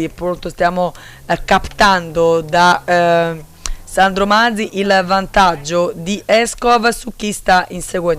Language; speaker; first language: Italian; native; Italian